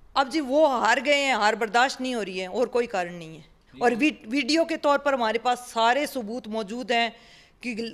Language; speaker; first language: Hindi; native; Hindi